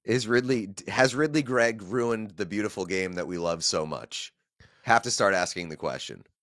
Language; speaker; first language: English; native; English